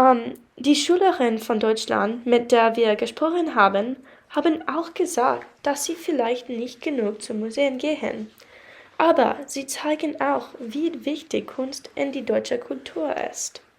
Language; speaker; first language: German; non-native, learner; English